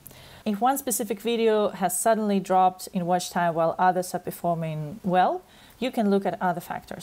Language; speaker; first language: English; non-native, fluent; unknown